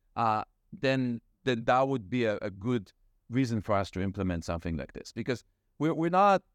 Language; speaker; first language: English; non-native, fluent; Hebrew